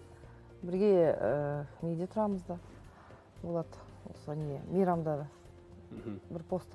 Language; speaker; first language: Kazakh; non-native, local second language; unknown